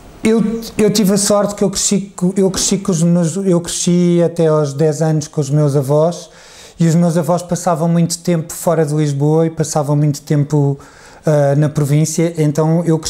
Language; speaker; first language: Portuguese; native; Portuguese